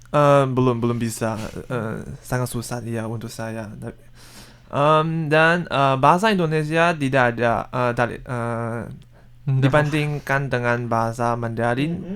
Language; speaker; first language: Indonesian; non-native, learner; Chinese